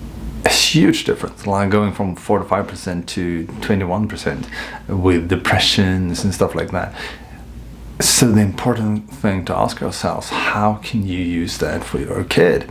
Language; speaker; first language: English; non-native, fluent; Swedish